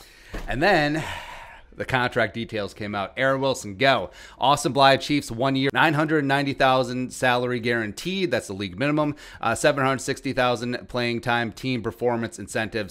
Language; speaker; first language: English; native; English